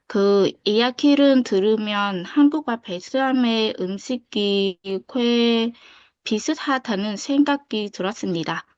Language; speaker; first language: Korean; non-native, fluent; Vietnamese